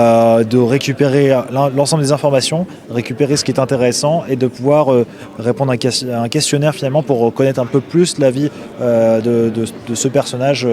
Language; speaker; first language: French; native; French